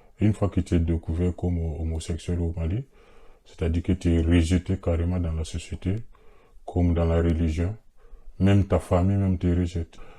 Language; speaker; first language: French; non-native, local second language; Bambara